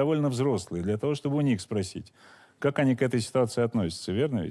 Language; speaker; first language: Russian; native; Russian